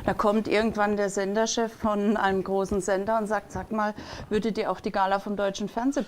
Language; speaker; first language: German; native; German